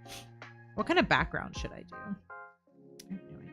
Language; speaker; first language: English; native; English